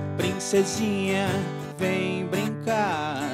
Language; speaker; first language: Portuguese; native; Portuguese